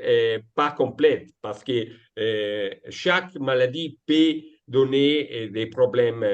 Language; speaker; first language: French; non-native, fluent; Italian